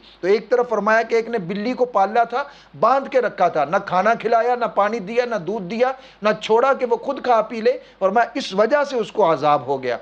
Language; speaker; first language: Urdu; native; Urdu